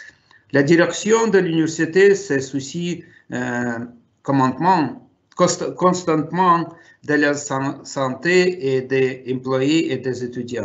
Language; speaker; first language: French; non-native, fluent; Russian